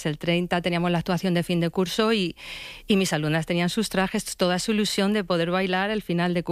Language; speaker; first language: Spanish; native; Spanish